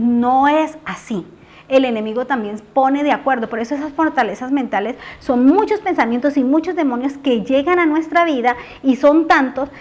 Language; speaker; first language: Spanish; native; Spanish